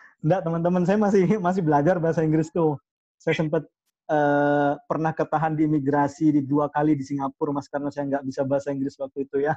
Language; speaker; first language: Indonesian; non-native, local second language; Madurese